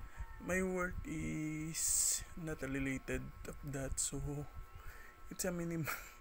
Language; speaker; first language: English; non-native, learner; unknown